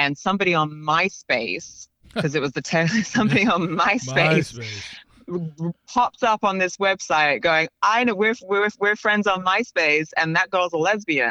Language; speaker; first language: English; native; English